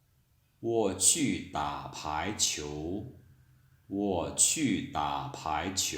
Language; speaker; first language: Chinese; non-native, fluent; Lao